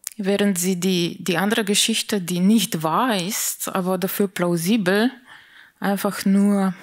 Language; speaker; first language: German; non-native, fluent; Slovenian